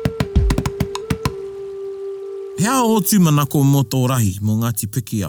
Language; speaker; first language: English; native; English